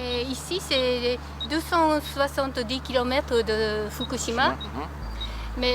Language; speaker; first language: French; non-native, fluent; Japanese